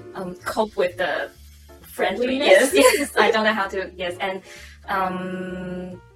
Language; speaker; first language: English; non-native, local second language; Cantonese